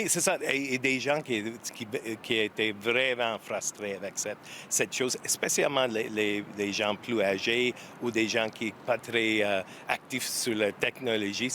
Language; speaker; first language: French; non-native, learner; English